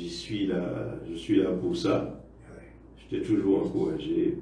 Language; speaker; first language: French; native; French